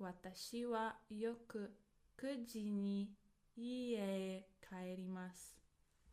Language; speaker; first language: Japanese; non-native, fluent; English